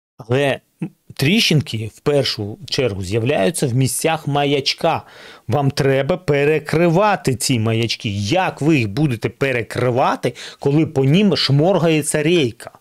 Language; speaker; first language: Ukrainian; non-native, local second language; Russian